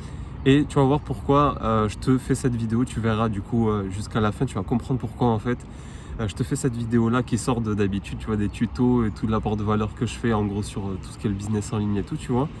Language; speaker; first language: French; native; French